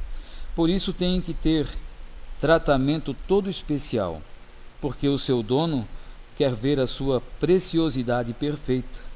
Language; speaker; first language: Portuguese; native; Portuguese